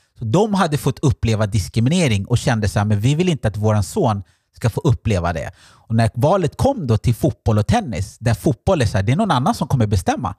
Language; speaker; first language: Swedish; early bilingual, other home language; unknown